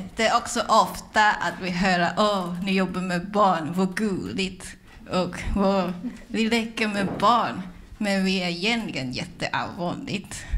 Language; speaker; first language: Swedish; non-native, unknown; Cantonese